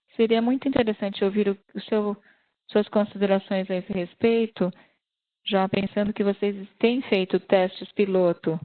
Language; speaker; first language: Portuguese; non-native, fluent; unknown